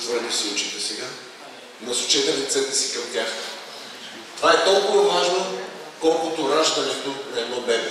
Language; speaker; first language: Bulgarian; native; Bulgarian